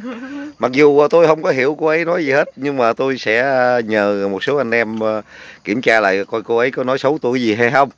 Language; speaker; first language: Vietnamese; native; Vietnamese